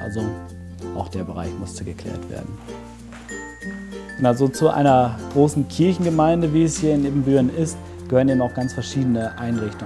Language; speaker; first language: German; native; German